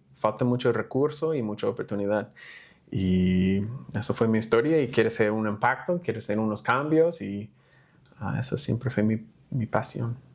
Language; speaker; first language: Spanish; non-native, fluent; English